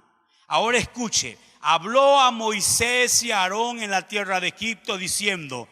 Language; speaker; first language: Spanish; native; Spanish